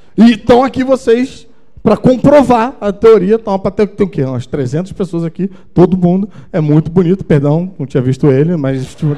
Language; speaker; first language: Portuguese; native; Portuguese